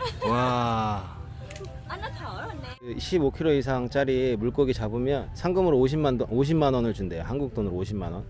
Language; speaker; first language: Korean; native; Korean